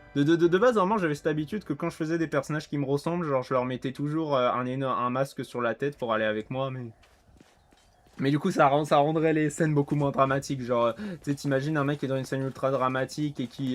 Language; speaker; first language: French; native; French